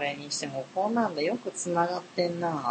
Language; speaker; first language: Japanese; native; Japanese